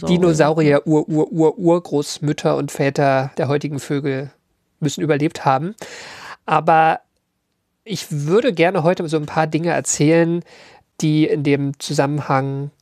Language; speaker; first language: German; native; German